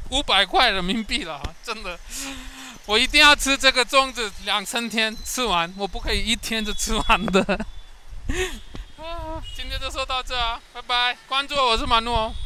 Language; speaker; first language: Chinese; non-native, learner; Hindi